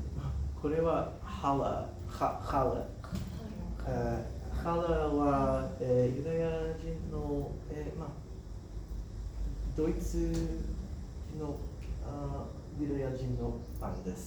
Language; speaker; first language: Japanese; non-native, learner; English